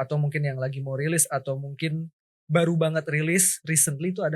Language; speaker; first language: Indonesian; native; Indonesian